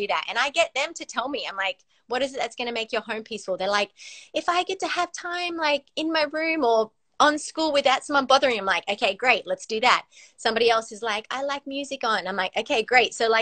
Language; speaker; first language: English; native; English